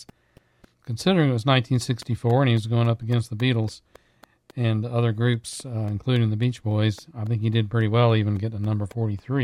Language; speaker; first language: English; native; English